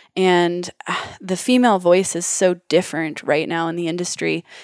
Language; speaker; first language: English; native; English